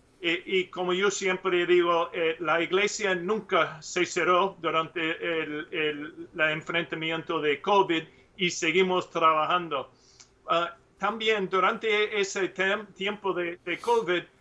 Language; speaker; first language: Spanish; non-native, learner; English